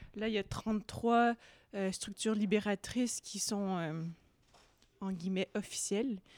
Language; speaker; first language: French; native; French